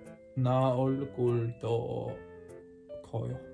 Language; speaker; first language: Korean; non-native, learner; Polish